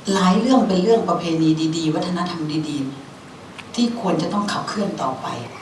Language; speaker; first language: Thai; native; Thai